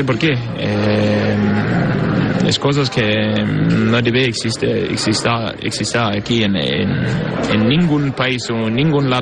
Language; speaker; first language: Spanish; non-native, fluent; Portuguese